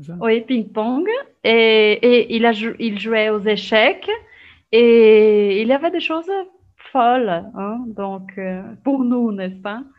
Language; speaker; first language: French; non-native, fluent; Portuguese